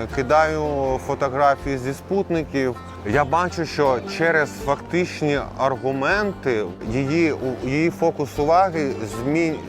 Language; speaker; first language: Ukrainian; native; Ukrainian